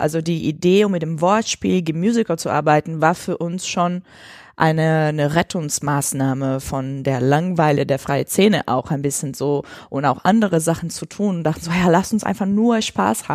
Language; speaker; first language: German; non-native, fluent; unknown